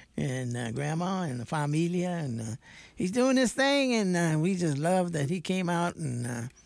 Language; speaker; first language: English; native; English